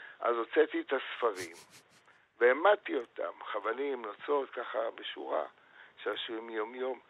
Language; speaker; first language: Hebrew; native; Hebrew